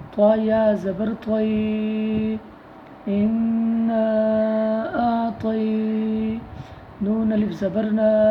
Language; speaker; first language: Urdu; native; Urdu